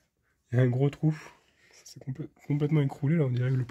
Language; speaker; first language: French; native; French